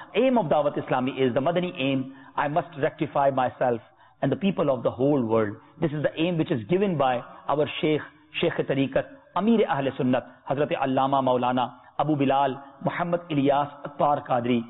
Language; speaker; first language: English; non-native, local second language; Urdu